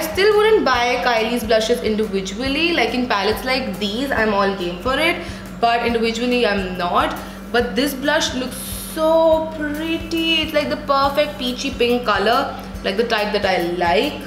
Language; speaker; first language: English; non-native, local second language; Hindi